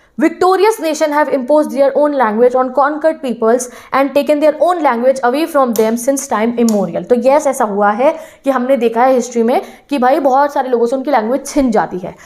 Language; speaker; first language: Hindi; native; Hindi